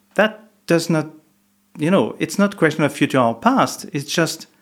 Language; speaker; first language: English; non-native, fluent; French